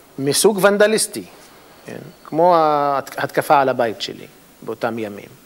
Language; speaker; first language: Hebrew; non-native, local second language; Arabic